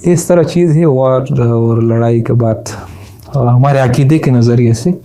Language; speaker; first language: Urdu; non-native, learner; Pashto